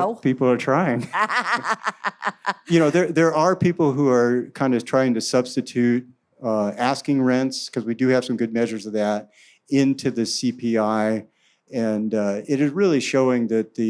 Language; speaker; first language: English; native; English